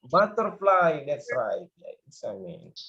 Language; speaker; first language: English; non-native, learner; Indonesian